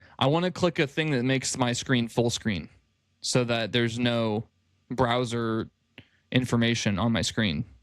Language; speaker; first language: English; native; English